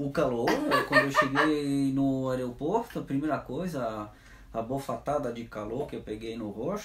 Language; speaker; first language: Portuguese; non-native, fluent; French